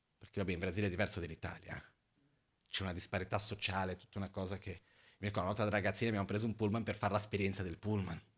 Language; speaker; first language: Italian; non-native, fluent; Portuguese